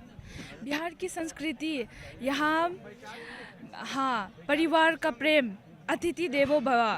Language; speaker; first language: Hindi; non-native, local second language; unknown